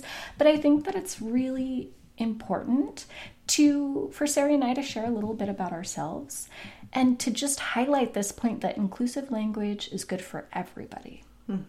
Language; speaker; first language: English; native; English